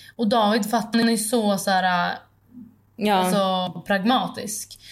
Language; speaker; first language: Swedish; early bilingual, other home language; Italian